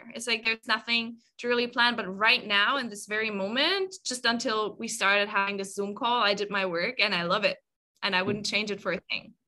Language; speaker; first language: English; non-native, fluent; German